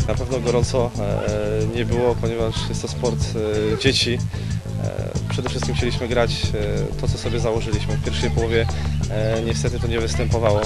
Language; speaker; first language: Polish; native; Polish